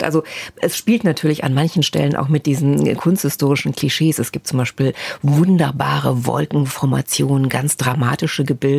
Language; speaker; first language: German; native; German